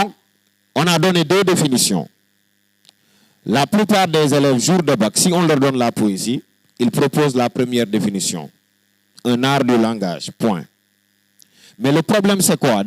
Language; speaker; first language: French; non-native, local second language; Wolof